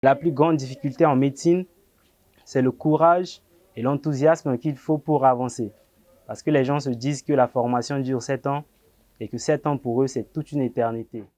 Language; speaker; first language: French; non-native, local second language; Sango